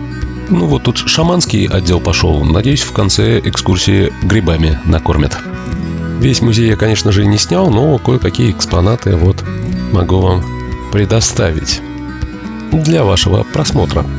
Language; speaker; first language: Russian; native; Russian